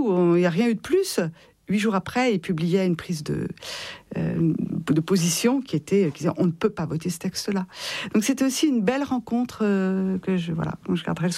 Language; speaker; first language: French; native; French